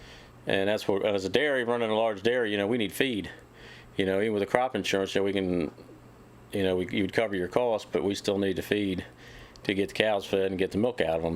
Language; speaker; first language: English; native; English